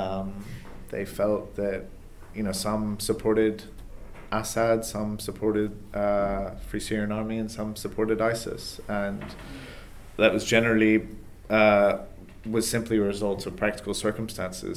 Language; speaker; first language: English; native; English